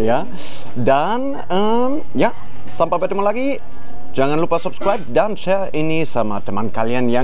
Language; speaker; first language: Indonesian; non-native, fluent; German